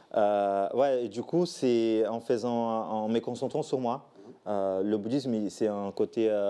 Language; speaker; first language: French; non-native, fluent; Portuguese